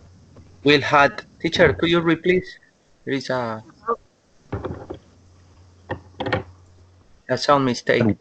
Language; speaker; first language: English; non-native, learner; Spanish